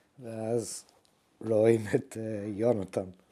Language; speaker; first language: Hebrew; non-native, fluent; English